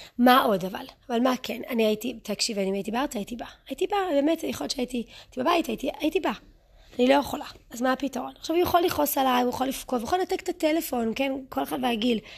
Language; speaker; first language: Hebrew; early bilingual, other home language; English